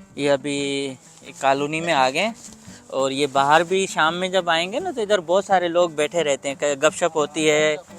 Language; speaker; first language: Urdu; non-native, local second language; Sindhi